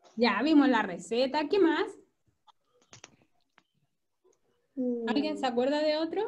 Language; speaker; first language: Spanish; native; Spanish